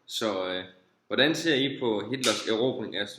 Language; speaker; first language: Danish; native; Danish